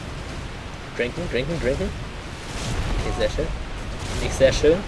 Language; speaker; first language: German; native; German